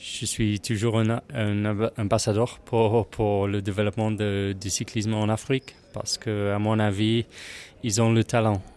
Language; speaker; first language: French; non-native, learner; English